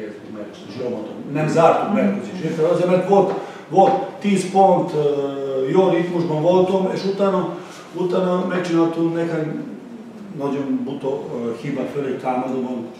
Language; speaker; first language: Hungarian; non-native, learner; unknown